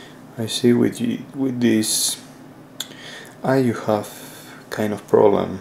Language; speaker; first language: English; non-native, learner; Spanish